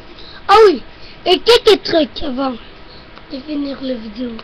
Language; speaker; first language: French; non-native, local second language; English